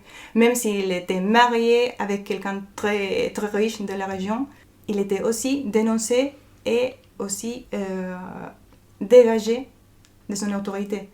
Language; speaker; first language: French; non-native, fluent; Spanish